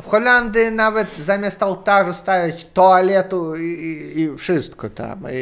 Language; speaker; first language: Polish; non-native, learner; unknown